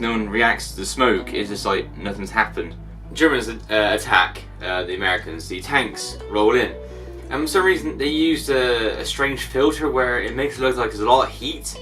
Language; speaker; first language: English; native; English